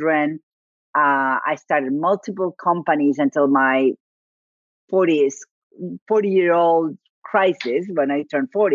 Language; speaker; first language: English; non-native, fluent; Spanish